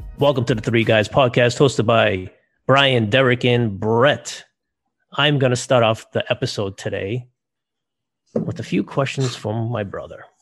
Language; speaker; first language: English; native; English